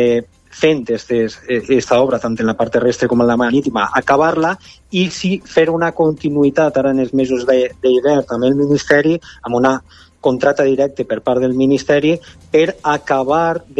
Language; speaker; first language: Catalan; native; Catalan